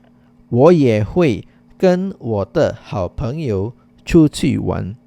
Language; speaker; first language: Chinese; non-native, fluent; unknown